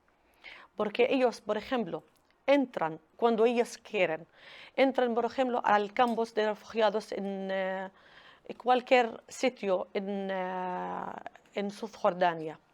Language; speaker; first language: Spanish; non-native, learner; Arabic